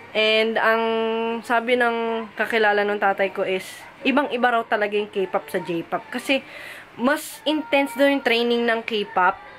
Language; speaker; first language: Filipino; early bilingual, heritage; Filipino